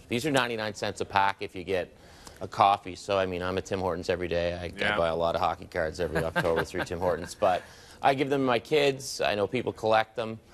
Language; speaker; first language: English; native; English